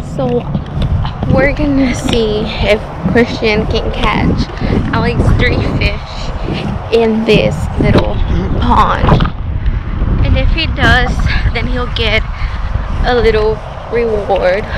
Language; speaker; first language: English; early bilingual, other home language; Spanish